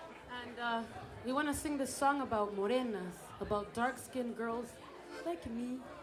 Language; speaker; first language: English; early bilingual, other home language; Spanish